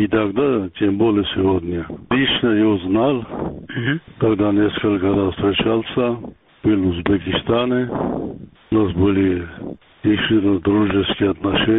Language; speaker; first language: Russian; non-native, local second language; Georgian